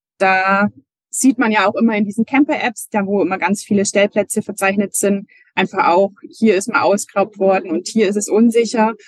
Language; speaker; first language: German; native; German